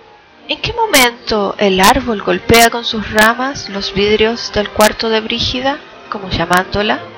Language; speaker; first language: Spanish; native; Spanish